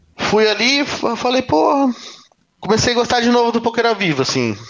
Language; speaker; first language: Portuguese; native; Portuguese